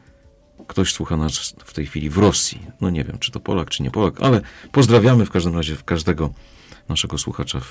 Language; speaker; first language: Polish; native; Polish